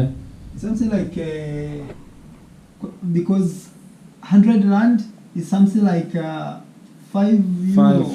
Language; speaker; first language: English; non-native, local second language; Swahili